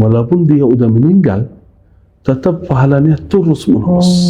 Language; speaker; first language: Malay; non-native, fluent; Arabic